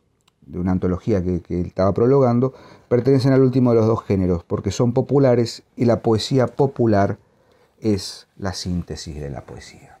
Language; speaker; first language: Spanish; native; Spanish